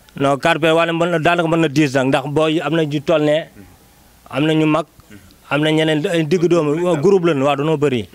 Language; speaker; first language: Wolof; native; Wolof